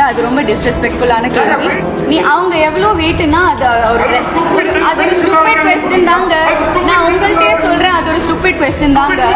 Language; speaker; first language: Tamil; non-native, fluent; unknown